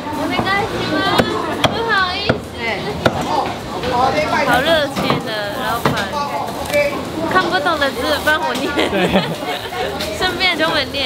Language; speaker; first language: Chinese; non-native, fluent; Japanese